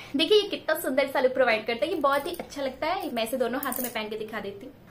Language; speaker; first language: Hindi; native; Hindi